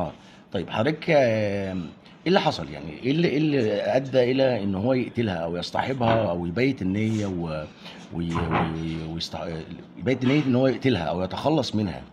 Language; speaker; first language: Arabic; native; Arabic